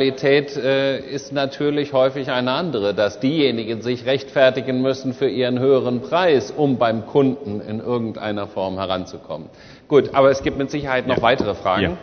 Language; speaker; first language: German; native; German